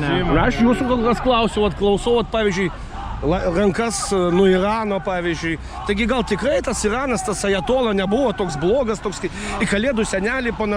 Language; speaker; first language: Lithuanian; native; Lithuanian